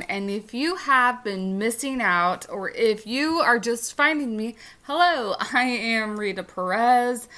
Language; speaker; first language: English; native; English